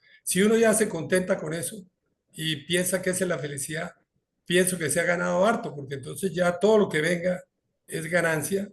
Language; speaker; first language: Spanish; native; Spanish